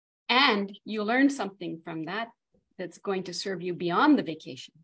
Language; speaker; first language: English; native; English